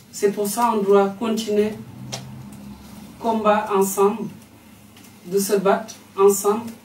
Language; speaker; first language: French; non-native, fluent; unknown